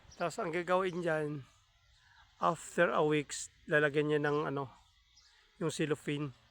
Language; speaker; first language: Filipino; non-native, local second language; Hiligaynon